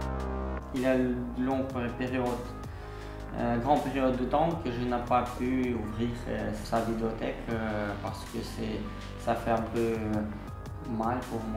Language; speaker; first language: French; non-native, learner; Ukrainian